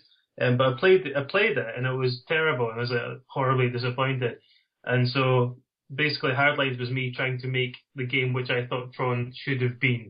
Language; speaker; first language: English; native; English